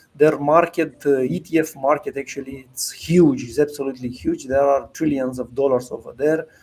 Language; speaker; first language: English; non-native, fluent; Romanian